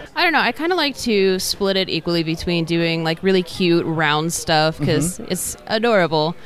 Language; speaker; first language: English; native; English